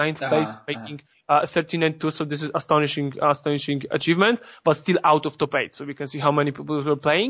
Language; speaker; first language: English; non-native, fluent; Polish